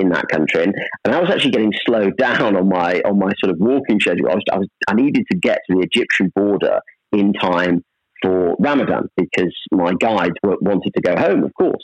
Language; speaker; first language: English; native; English